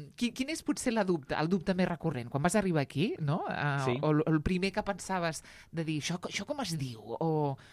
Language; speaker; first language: Catalan; native; Catalan